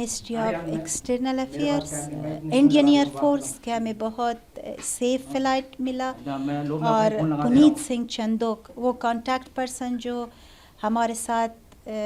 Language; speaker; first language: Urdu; non-native, learner; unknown